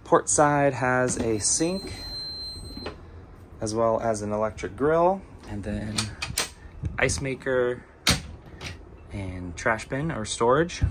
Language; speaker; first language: English; native; English